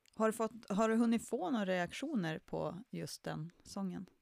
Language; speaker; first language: Swedish; native; Swedish